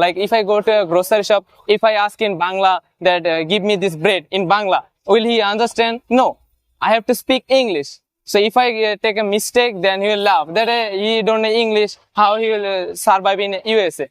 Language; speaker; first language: English; non-native, learner; Bangla